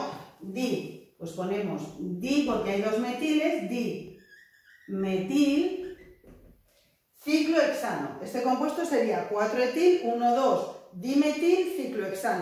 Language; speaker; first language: Spanish; native; Spanish